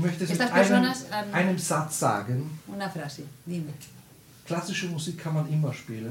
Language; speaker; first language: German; non-native, fluent; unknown